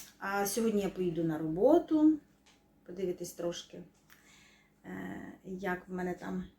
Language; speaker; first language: Ukrainian; non-native, local second language; Russian